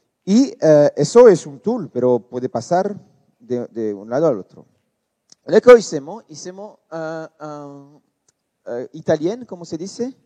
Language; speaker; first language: Spanish; non-native, learner; French